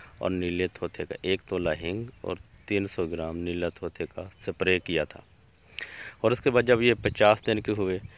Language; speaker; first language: Urdu; non-native, local second language; Punjabi